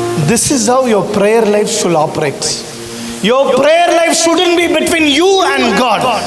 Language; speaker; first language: English; non-native, local second language; Tamil